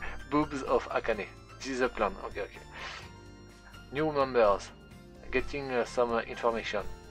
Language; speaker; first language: English; non-native, fluent; French